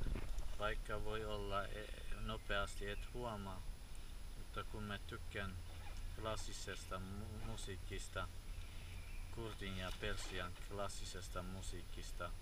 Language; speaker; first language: Finnish; non-native, fluent; Central Kurdish